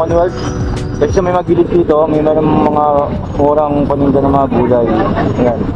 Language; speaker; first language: Filipino; native; Filipino